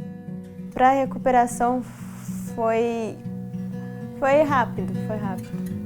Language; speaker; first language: Portuguese; early bilingual, heritage; Portuguese